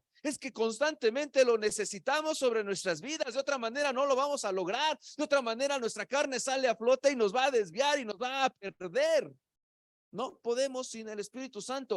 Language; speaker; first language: Spanish; native; Spanish